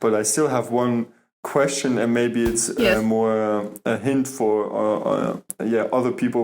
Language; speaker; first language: English; non-native, fluent; German